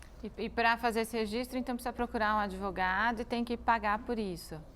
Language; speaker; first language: Portuguese; native; Portuguese